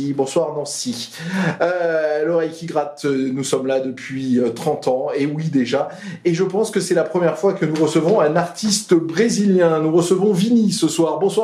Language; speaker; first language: French; native; French